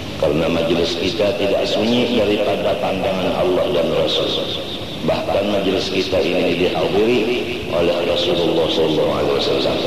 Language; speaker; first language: Malay; non-native, local second language; Banjar